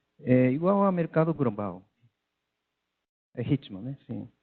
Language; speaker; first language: Portuguese; non-native, learner; Japanese